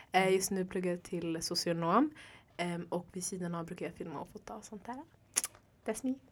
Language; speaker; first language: Swedish; early bilingual, other home language; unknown